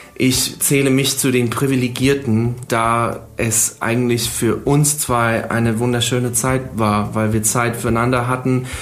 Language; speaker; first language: German; non-native, fluent; English